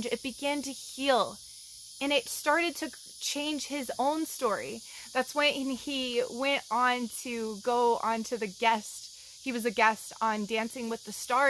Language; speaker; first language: English; native; English